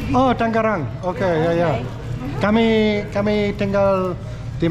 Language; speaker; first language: Indonesian; non-native, learner; English